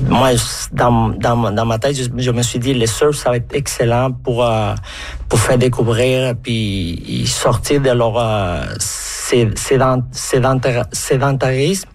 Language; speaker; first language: French; non-native, fluent; Spanish